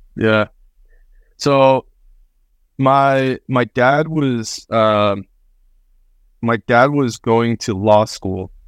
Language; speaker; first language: English; early bilingual, other home language; Spanish